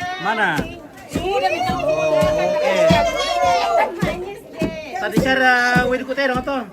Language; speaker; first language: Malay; non-native, local second language; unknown